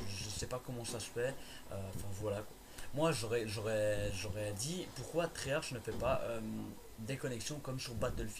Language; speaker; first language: French; native; French